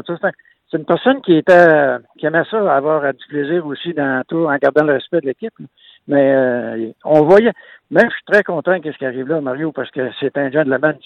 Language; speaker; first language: French; native; French